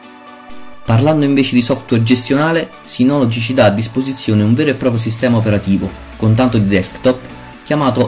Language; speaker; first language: Italian; native; Italian